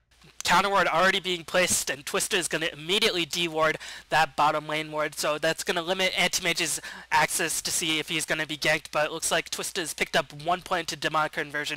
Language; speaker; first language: English; native; English